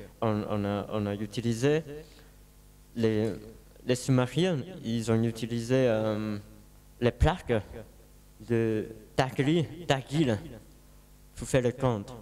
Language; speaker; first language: French; non-native, learner; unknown